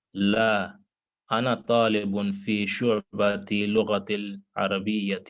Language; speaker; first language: Arabic; non-native, learner; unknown